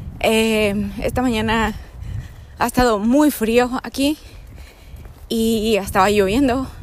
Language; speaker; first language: Spanish; early bilingual, heritage; Spanish